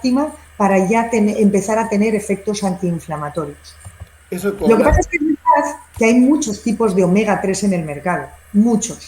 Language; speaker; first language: Spanish; native; Spanish